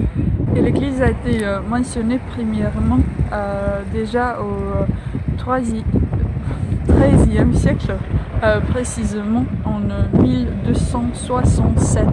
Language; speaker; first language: French; non-native, learner; Estonian